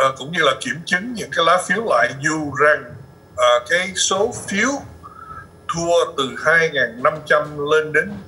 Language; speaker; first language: Vietnamese; early bilingual, other home language; English